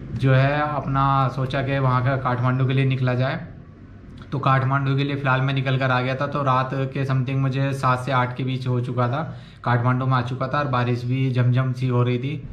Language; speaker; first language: Hindi; native; Hindi